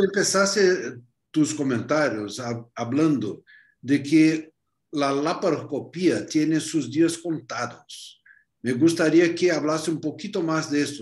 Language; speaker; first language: Spanish; non-native, fluent; Portuguese